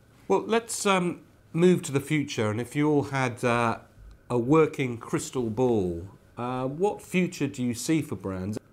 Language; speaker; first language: English; native; English